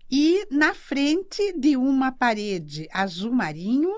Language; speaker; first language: Portuguese; native; Portuguese